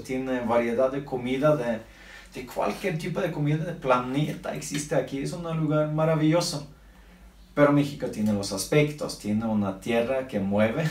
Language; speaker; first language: Spanish; non-native, learner; Norwegian